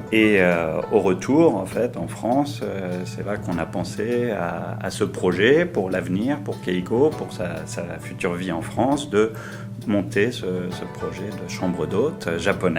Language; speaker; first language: French; native; French